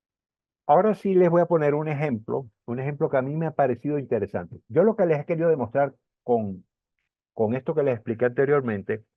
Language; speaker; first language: Spanish; native; Spanish